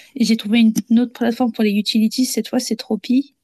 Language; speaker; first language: French; native; French